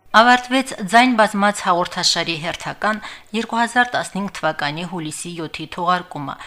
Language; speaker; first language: Armenian; native; Armenian